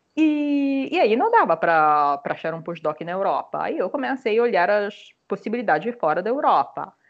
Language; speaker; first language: Portuguese; non-native, fluent; Italian